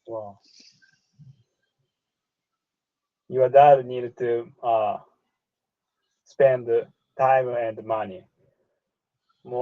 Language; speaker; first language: English; non-native, learner; Japanese